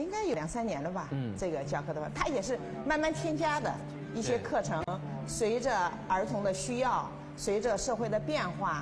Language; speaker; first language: Chinese; native; Chinese